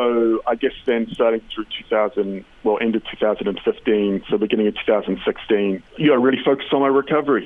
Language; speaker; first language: English; native; English